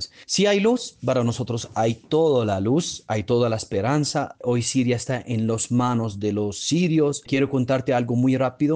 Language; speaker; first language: Spanish; non-native, fluent; Arabic